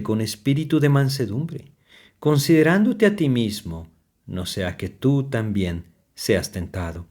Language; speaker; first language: Spanish; native; Spanish